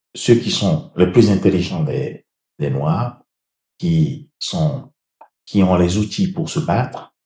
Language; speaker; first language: French; native; French